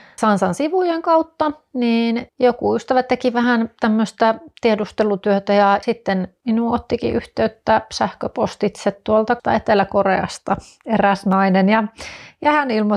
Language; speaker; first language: Finnish; native; Finnish